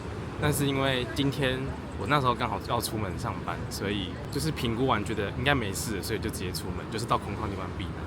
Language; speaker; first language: Chinese; native; Chinese